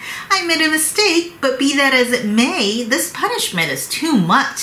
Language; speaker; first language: English; non-native, fluent; Japanese